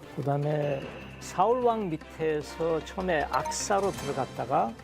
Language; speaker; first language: Korean; native; Korean